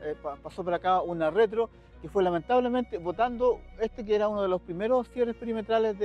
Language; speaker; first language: Spanish; native; Spanish